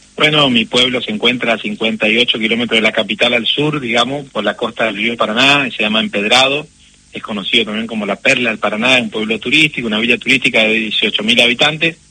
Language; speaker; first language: Spanish; native; Spanish